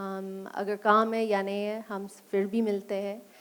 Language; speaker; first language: Hindi; non-native, learner; English